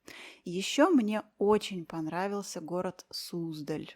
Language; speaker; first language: Russian; native; Russian